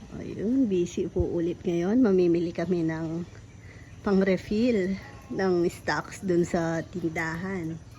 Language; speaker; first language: Filipino; non-native, local second language; Pampanga